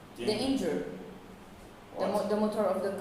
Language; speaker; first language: English; non-native, learner; Portuguese